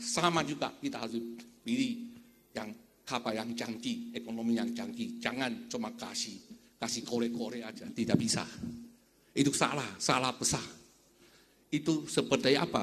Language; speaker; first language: Indonesian; non-native, fluent; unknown